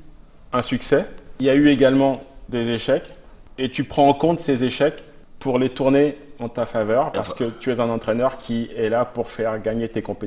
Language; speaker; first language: French; native; French